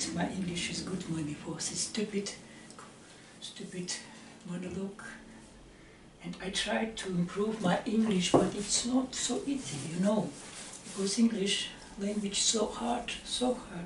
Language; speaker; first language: English; non-native, learner; Russian